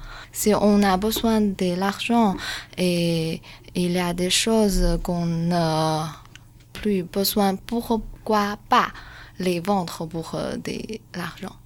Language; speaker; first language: French; non-native, learner; Chinese